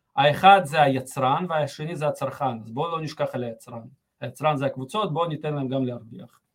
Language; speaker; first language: Hebrew; early bilingual, other home language; Russian